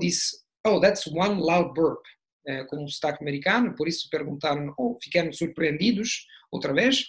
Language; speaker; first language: Portuguese; non-native, fluent; Italian